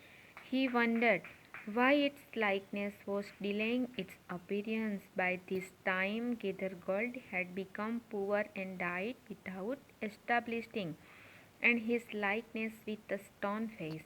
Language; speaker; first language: English; non-native, local second language; Gujarati